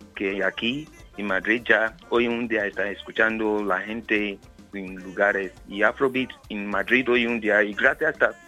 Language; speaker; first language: Spanish; non-native, learner; Yoruba